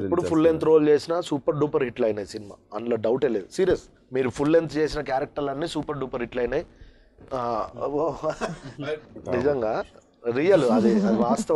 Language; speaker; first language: Telugu; native; Telugu